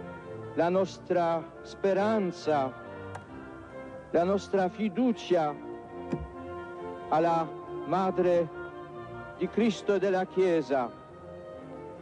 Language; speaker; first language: Italian; non-native, fluent; Polish